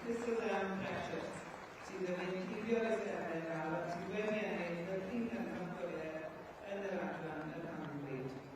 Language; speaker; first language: Welsh; native; Welsh